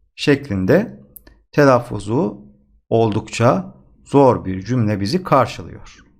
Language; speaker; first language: Turkish; native; Turkish